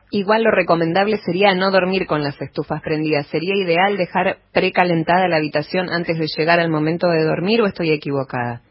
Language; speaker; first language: Spanish; native; Spanish